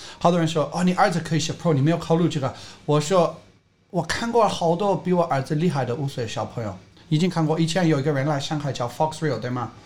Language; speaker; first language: Chinese; non-native, fluent; English